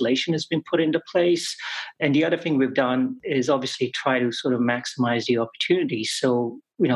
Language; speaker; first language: English; native; English